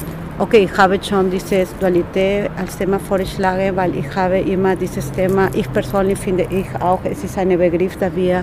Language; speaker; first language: German; non-native, fluent; Spanish